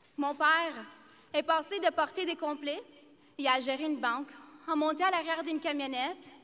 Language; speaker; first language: English; native; English